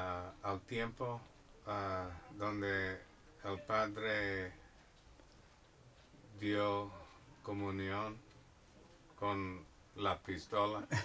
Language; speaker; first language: Spanish; non-native, learner; English